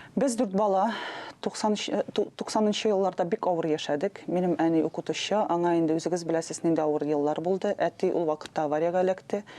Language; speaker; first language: Tatar; non-native, local second language; Russian